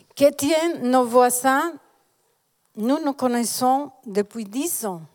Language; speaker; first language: French; non-native, fluent; Spanish